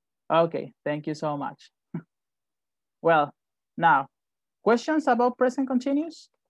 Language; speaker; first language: English; non-native, fluent; Spanish